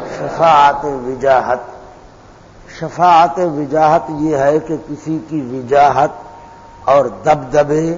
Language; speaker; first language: Urdu; non-native, local second language; Pashto